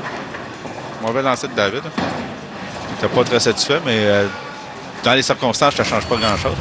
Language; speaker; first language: French; native; French